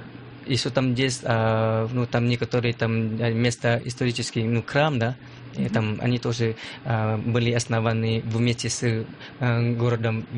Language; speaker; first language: Russian; non-native, learner; Lao